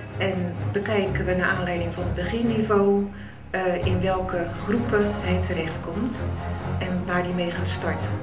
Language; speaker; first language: Dutch; native; Dutch